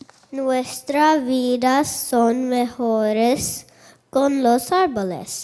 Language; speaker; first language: Spanish; non-native, learner; English